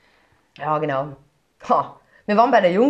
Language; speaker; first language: German; native; German